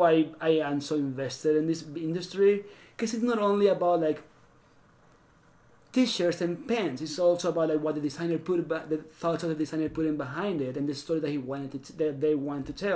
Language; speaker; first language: English; non-native, fluent; Spanish